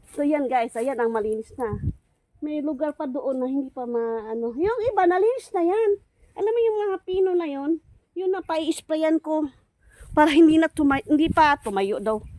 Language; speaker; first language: Filipino; non-native, local second language; Cebuano